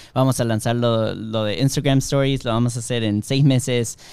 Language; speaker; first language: Spanish; early bilingual, heritage; Spanish